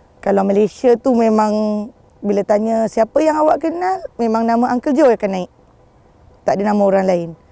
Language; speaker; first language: Malay; native; Malay